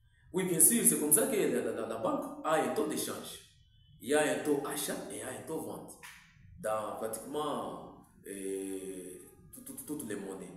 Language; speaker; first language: French; non-native, local second language; Swahili